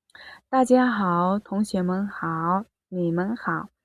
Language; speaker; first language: Chinese; non-native, fluent; Mongolian